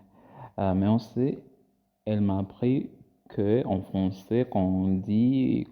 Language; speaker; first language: French; non-native, learner; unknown